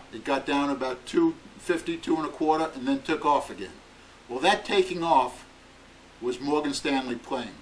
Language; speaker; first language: English; native; English